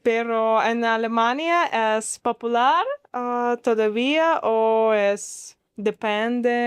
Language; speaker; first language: Spanish; non-native, learner; Russian